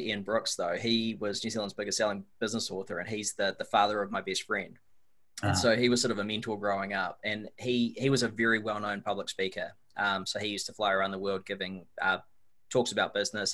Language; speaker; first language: English; native; English